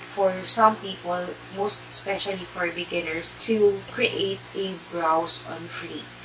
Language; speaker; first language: English; non-native, local second language; Filipino